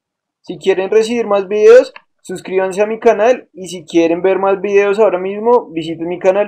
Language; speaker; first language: Spanish; native; Spanish